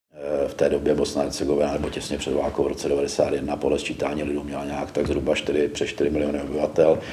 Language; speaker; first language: Czech; native; Czech